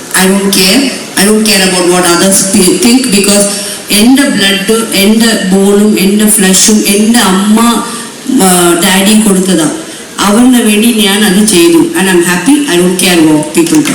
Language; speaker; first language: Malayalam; non-native, local second language; Tamil